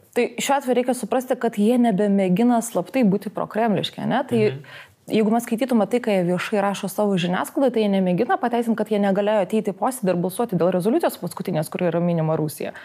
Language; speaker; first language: Lithuanian; non-native, local second language; Polish